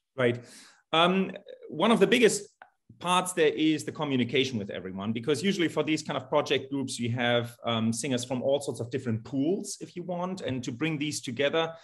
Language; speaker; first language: English; non-native, fluent; German